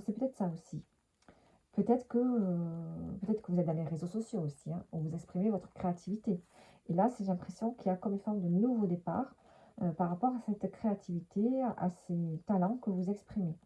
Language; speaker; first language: French; native; French